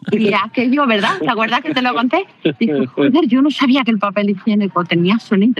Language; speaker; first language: Spanish; native; Spanish